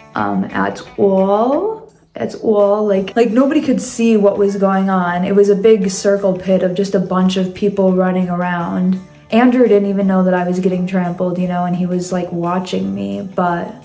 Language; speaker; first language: English; native; English